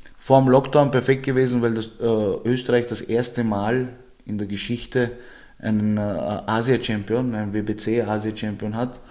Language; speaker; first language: German; early bilingual, other home language; Georgian